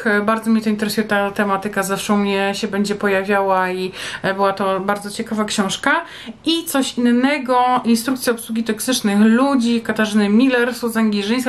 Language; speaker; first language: Polish; native; Polish